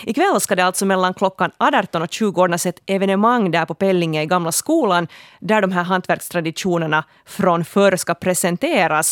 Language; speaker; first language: Swedish; native; Swedish